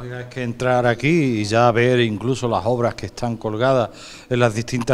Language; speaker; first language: Spanish; native; Spanish